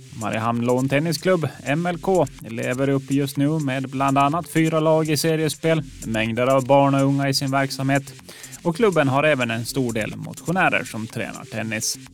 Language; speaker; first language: Swedish; native; Swedish